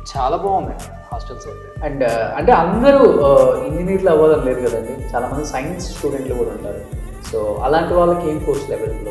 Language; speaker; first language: Telugu; native; Telugu